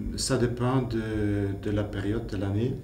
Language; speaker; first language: French; non-native, fluent; Dutch